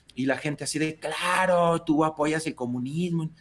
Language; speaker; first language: Spanish; native; Spanish